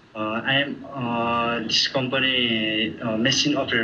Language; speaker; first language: English; non-native, learner; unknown